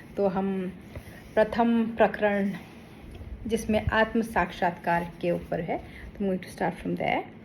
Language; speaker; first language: Hindi; native; Hindi